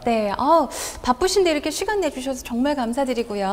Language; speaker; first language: Korean; native; Korean